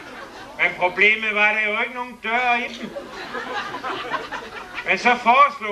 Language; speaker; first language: Danish; native; Danish